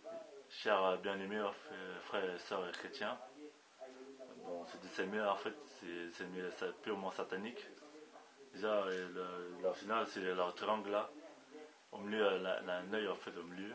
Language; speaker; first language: French; native; French